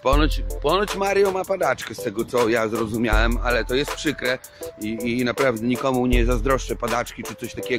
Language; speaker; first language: Polish; native; Polish